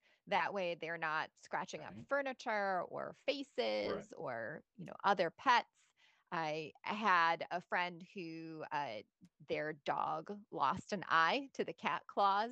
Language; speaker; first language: English; non-native, fluent; Bosnian